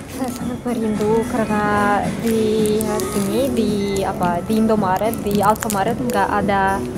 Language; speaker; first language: Indonesian; non-native, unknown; Russian